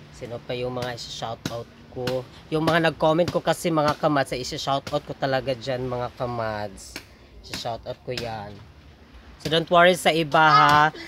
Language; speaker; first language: Filipino; non-native, local second language; Cebuano